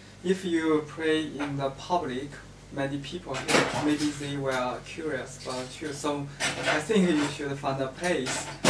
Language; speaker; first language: English; non-native, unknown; Chinese